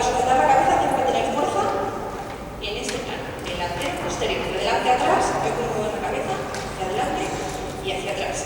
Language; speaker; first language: Spanish; native; Spanish